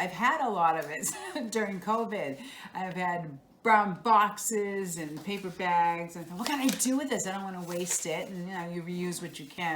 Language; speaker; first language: English; native; English